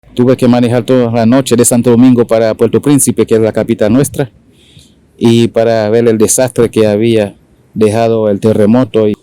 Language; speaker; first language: Spanish; non-native, fluent; Haitian Creole